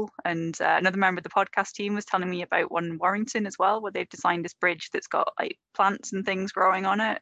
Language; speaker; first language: English; native; English